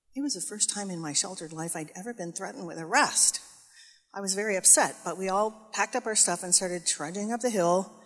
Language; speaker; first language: English; native; English